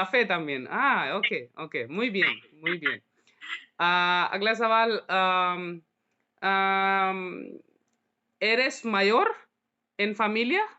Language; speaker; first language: Spanish; non-native, fluent; Hindi